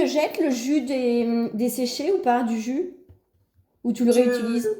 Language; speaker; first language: French; native; French